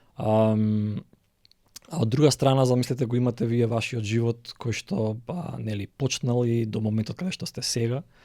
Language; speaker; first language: Macedonian; native; Macedonian